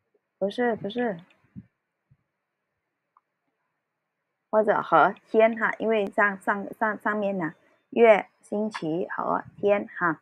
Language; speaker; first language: Chinese; early bilingual, heritage; Cantonese